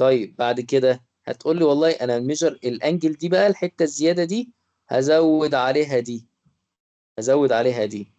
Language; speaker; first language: Arabic; native; Arabic